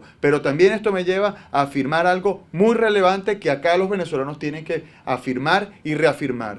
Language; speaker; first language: Spanish; native; Spanish